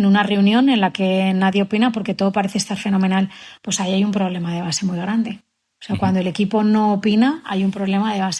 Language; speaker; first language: Spanish; native; Spanish